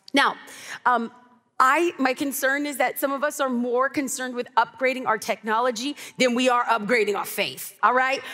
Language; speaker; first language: English; native; English